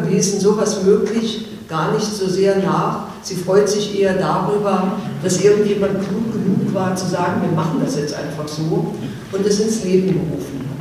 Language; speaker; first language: German; native; German